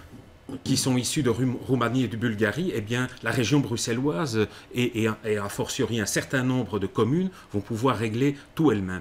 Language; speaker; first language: French; native; French